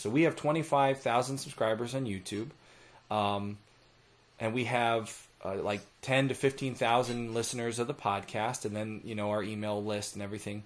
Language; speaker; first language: English; native; English